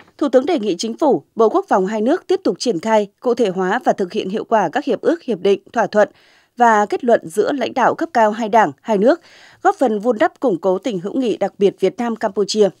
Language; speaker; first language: Vietnamese; native; Vietnamese